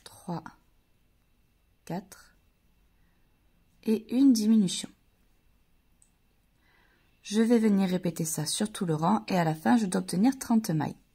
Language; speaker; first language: French; native; French